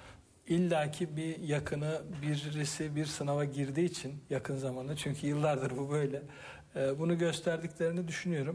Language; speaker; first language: Turkish; native; Turkish